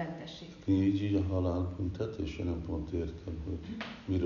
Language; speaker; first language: Hungarian; early bilingual, heritage; Hungarian